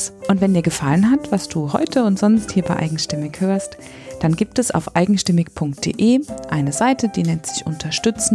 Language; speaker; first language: German; native; German